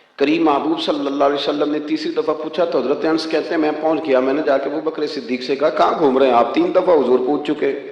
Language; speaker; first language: Urdu; non-native, local second language; Punjabi